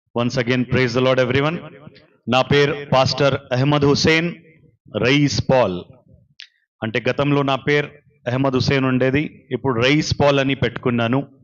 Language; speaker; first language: Telugu; non-native, local second language; Urdu